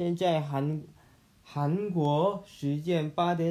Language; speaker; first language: Chinese; non-native, learner; Korean